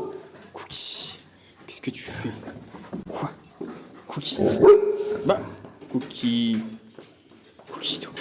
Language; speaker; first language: French; native; French